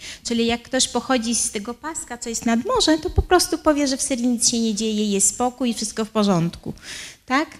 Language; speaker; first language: Polish; early bilingual, heritage; Arabic